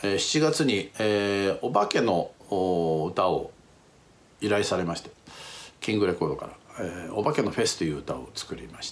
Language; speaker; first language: Japanese; native; Japanese